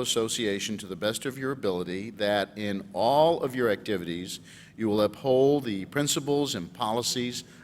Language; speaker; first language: English; native; English